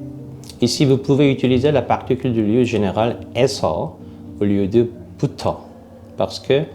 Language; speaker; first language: French; non-native, fluent; Korean